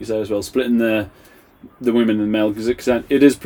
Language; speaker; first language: English; native; English